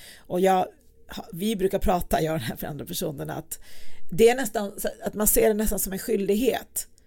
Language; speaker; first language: Swedish; early bilingual, other home language; Persian